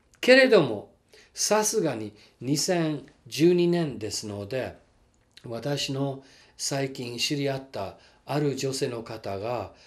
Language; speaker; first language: Japanese; non-native, fluent; English